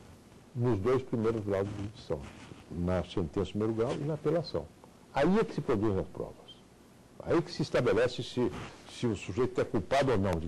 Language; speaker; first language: Portuguese; native; Portuguese